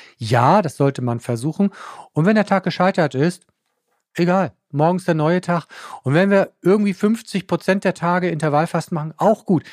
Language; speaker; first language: German; native; German